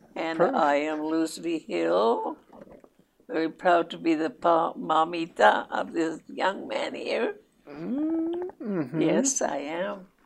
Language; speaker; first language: English; early bilingual, other home language; Spanish